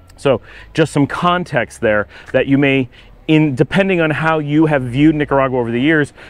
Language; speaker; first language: English; native; English